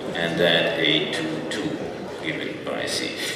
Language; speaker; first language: English; non-native, fluent; German